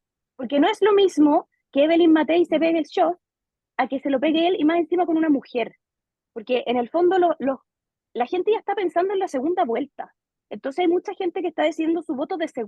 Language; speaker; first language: Spanish; native; Spanish